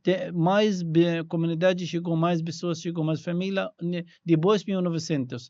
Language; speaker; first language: Portuguese; non-native, learner; Arabic